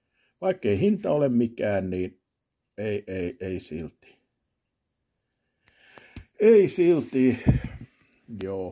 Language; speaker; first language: Finnish; native; Finnish